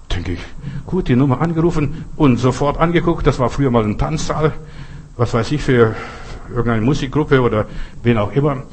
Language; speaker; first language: German; non-native, fluent; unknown